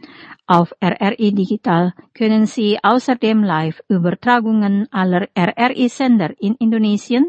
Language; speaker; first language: German; non-native, fluent; Indonesian